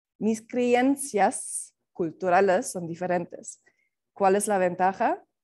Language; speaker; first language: Spanish; non-native, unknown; German